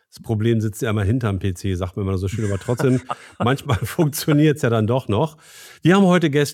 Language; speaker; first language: German; native; German